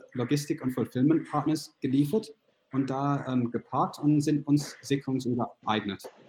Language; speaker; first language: German; non-native, fluent; English